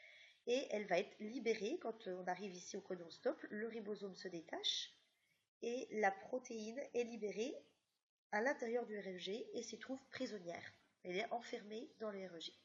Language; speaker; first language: French; native; French